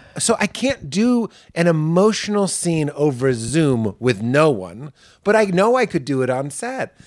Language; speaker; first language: English; native; English